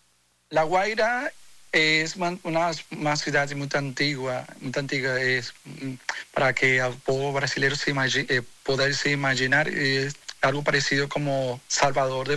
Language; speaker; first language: Portuguese; non-native, fluent; Spanish